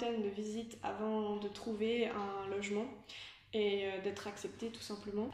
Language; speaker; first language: French; native; French